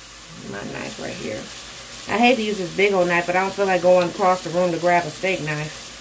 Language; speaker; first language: English; native; English